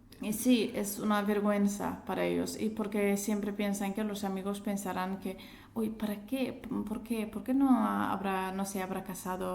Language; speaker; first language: Spanish; non-native, fluent; Azerbaijani